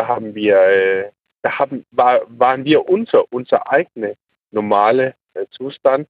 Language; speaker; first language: German; non-native, learner; Danish